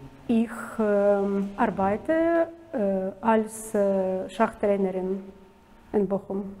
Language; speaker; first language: German; non-native, learner; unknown